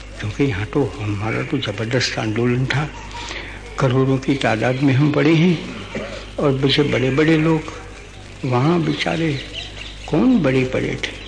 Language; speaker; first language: Hindi; non-native, local second language; Gujarati